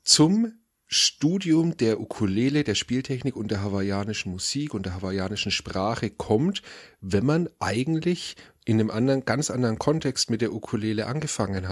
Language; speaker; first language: German; native; German